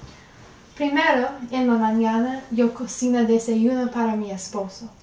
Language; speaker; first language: Spanish; non-native, learner; English